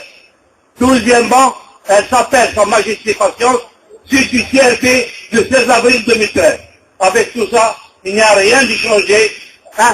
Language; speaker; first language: French; non-native, local second language; Arabic